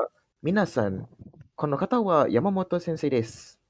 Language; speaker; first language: Japanese; non-native, learner; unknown